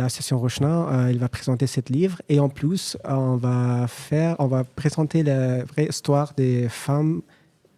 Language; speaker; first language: French; non-native, learner; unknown